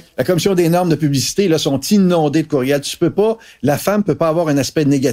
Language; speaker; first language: French; native; French